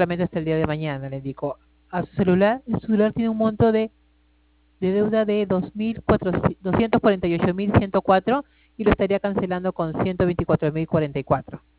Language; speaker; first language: Spanish; native; Spanish